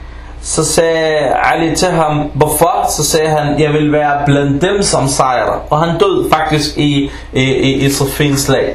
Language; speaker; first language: Danish; non-native, local second language; Arabic